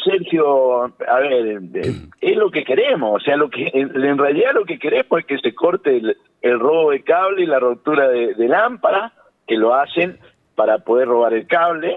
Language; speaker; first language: Spanish; native; Spanish